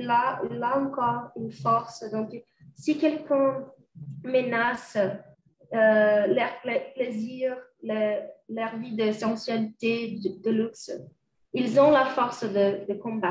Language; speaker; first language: French; non-native, fluent; Portuguese